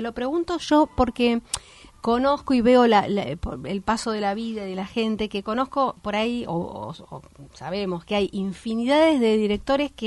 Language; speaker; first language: Spanish; native; Spanish